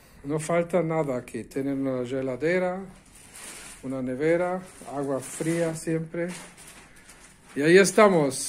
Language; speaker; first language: Spanish; non-native, fluent; German